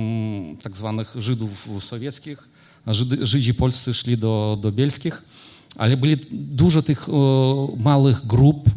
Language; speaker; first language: Polish; non-native, fluent; Ukrainian